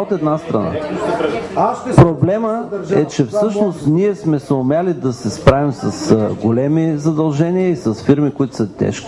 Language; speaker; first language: Bulgarian; native; Bulgarian